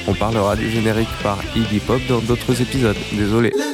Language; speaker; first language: French; native; French